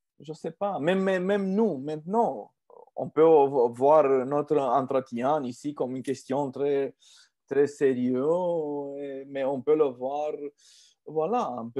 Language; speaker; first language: French; non-native, fluent; Romanian